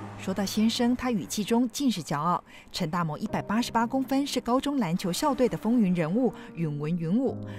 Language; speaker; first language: Chinese; native; Chinese